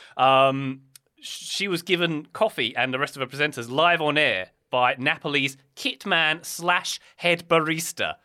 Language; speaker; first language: English; native; English